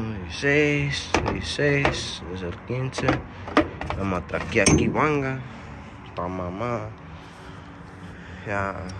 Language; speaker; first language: Spanish; early bilingual, heritage; Spanish